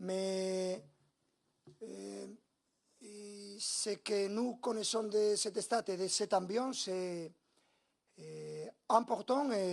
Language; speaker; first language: French; non-native, learner; Spanish